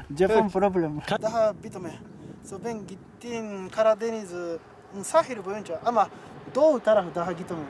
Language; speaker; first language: Turkish; non-native, learner; Japanese